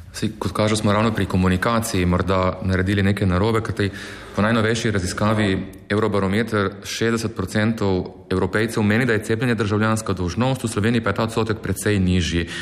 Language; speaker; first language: Slovenian; native; Slovenian